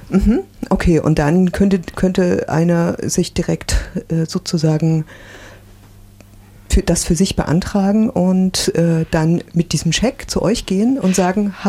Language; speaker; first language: German; native; German